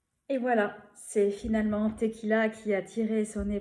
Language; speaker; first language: French; native; French